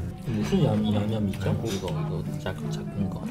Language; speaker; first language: Korean; non-native, learner; Chinese